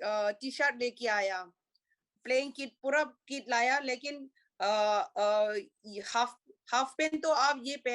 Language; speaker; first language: Hindi; non-native, local second language; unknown